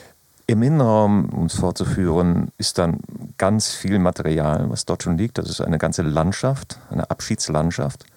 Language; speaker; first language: German; native; German